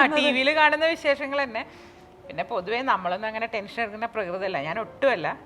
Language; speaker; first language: Malayalam; native; Malayalam